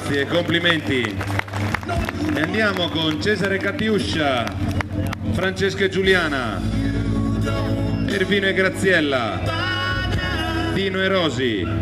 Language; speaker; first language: Italian; native; Italian